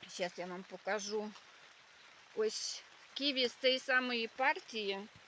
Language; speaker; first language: Ukrainian; native; Ukrainian